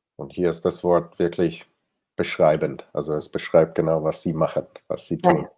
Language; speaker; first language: German; non-native, fluent; English